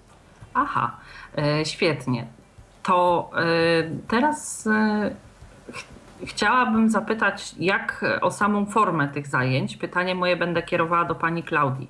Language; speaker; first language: Polish; native; Polish